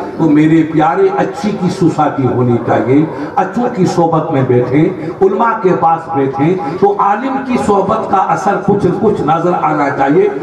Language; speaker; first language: Urdu; non-native, local second language; Sindhi